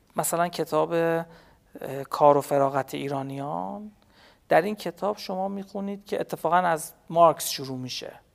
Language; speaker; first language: Persian; native; Persian